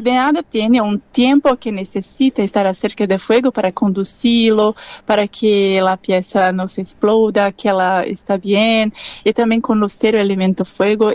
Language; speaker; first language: Spanish; non-native, learner; Portuguese